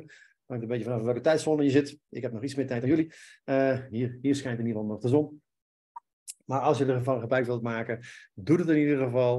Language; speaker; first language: Dutch; native; Dutch